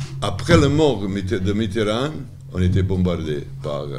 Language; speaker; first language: French; non-native, learner; Serbian